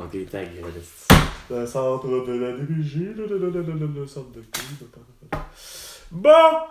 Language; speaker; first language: French; native; French